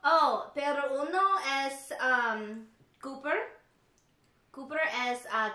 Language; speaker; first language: Spanish; non-native, learner; English